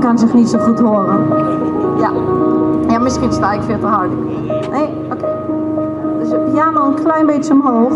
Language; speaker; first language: Dutch; non-native, fluent; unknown